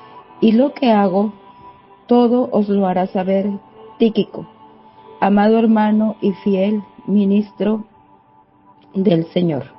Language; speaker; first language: Spanish; native; Spanish